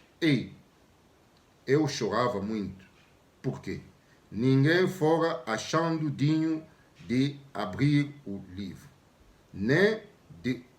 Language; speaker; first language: Portuguese; non-native, learner; Lingala